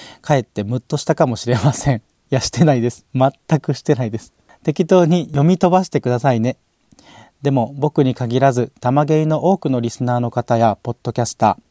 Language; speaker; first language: Japanese; native; Japanese